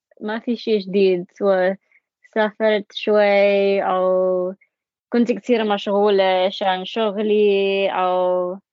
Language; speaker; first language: Arabic; non-native, learner; English